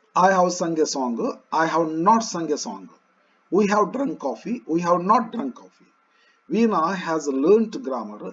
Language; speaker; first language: English; non-native, local second language; Kannada